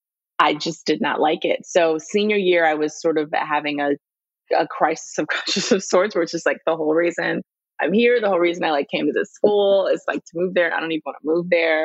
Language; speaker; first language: English; native; English